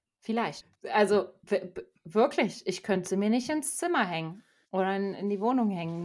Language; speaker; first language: German; native; German